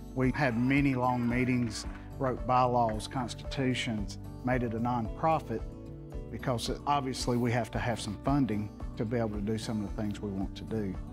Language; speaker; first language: English; native; English